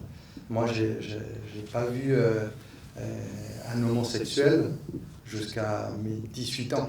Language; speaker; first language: French; non-native, fluent; Spanish